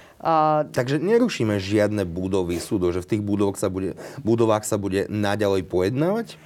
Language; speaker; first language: Slovak; native; Slovak